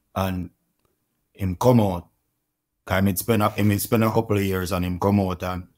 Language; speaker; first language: English; non-native, local second language; Jamaican Creole English